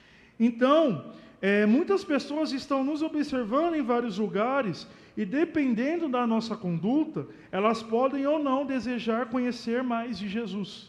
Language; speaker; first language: Portuguese; native; Portuguese